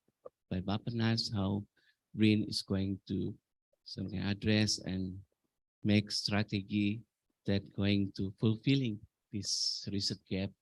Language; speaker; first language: English; non-native, fluent; Indonesian